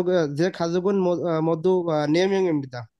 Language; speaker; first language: Korean; non-native, learner; Bangla